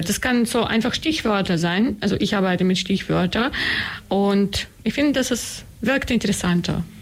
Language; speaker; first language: German; non-native, fluent; Russian